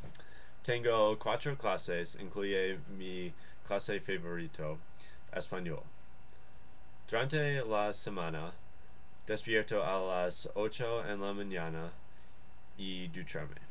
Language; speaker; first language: Spanish; non-native, learner; English